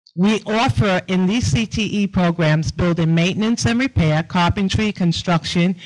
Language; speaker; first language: English; native; English